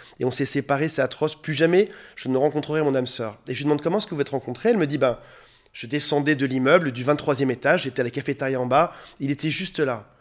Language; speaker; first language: French; native; French